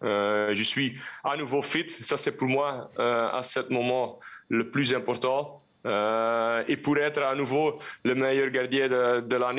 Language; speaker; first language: French; non-native, local second language; Dutch